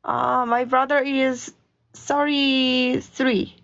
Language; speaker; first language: English; non-native, learner; Korean